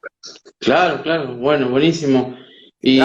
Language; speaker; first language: Spanish; native; Spanish